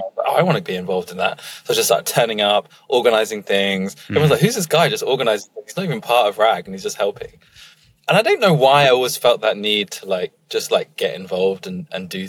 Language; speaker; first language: English; native; English